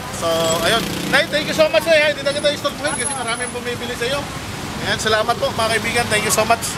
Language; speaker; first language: Filipino; native; Filipino